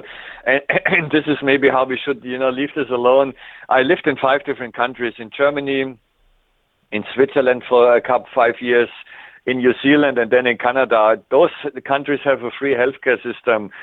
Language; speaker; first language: English; non-native, fluent; German